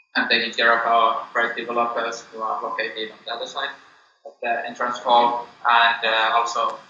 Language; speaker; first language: English; non-native, fluent; Finnish